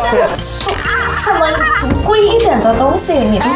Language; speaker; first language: Chinese; non-native, fluent; Thai